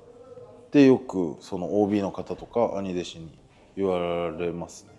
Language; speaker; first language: Japanese; native; Japanese